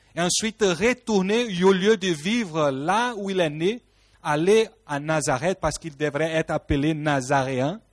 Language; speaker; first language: French; non-native, fluent; Portuguese